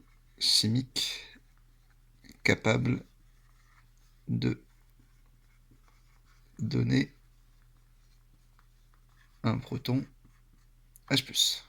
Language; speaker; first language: French; native; French